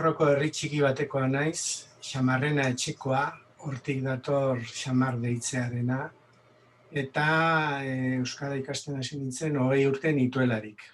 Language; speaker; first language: Basque; non-native, local second language; Spanish